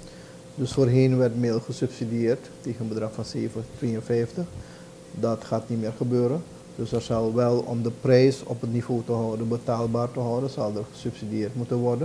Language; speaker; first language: Dutch; native; Dutch